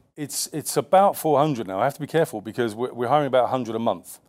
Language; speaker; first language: English; native; English